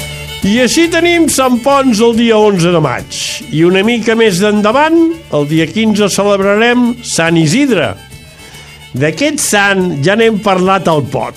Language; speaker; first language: Catalan; native; Catalan